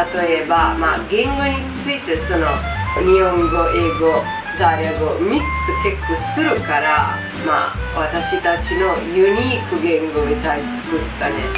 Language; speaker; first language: Japanese; non-native, learner; Italian